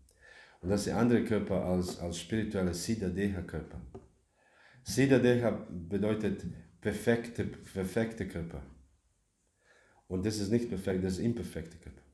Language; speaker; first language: German; non-native, learner; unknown